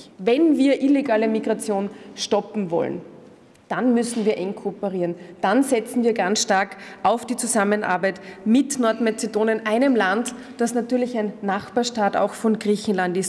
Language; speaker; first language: German; native; German